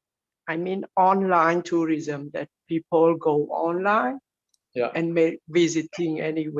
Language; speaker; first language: English; non-native, learner; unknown